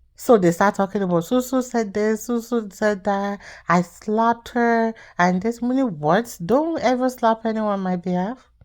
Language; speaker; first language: English; non-native, local second language; Yoruba